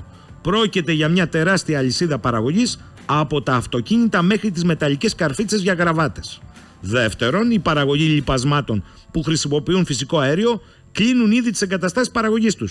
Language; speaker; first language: Greek; native; Greek